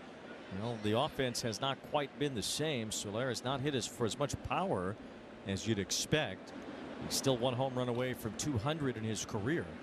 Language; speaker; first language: English; native; English